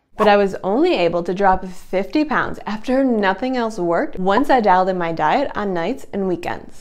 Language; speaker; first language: English; native; English